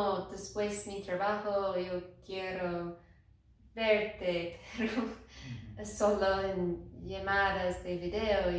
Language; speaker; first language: Spanish; non-native, learner; English